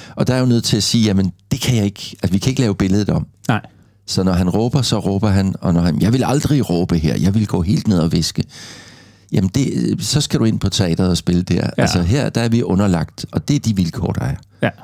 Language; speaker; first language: Danish; native; Danish